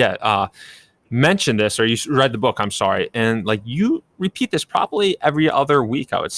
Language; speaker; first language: English; native; English